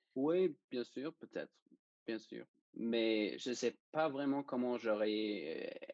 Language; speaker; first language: French; non-native, fluent; Danish